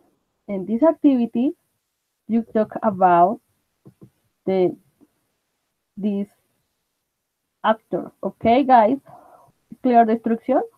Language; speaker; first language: English; non-native, learner; Spanish